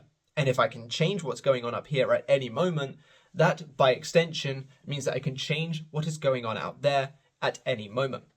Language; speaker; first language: English; native; English